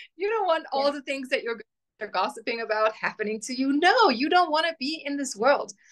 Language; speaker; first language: English; non-native, fluent; German